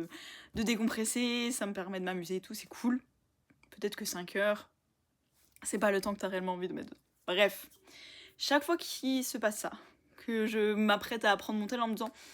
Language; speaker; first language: French; native; French